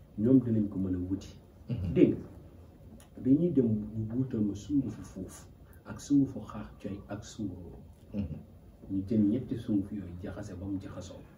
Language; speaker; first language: Wolof; native; Wolof